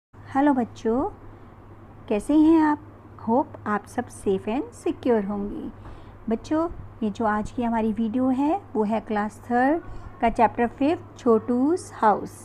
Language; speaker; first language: Hindi; native; Hindi